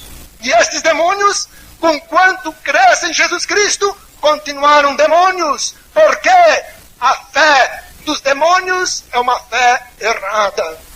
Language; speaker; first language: Portuguese; native; Portuguese